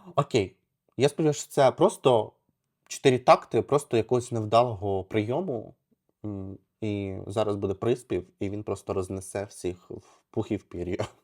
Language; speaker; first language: Ukrainian; non-native, local second language; Russian